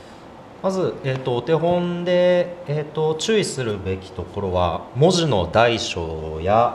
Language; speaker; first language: Japanese; native; Japanese